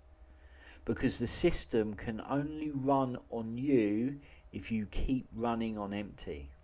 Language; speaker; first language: English; native; English